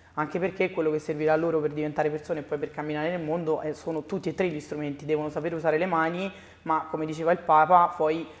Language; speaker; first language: Italian; native; Italian